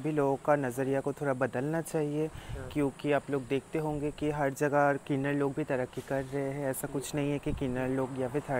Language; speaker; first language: Hindi; non-native, local second language; Bangla